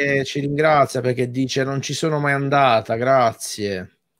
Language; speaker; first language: Italian; native; Italian